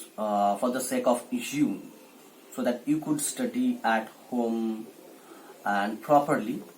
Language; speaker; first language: English; non-native, local second language; Bangla